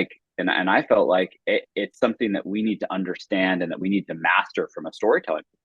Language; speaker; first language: English; native; English